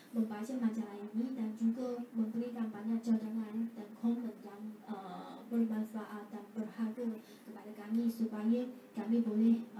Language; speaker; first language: Malay; non-native, fluent; Chinese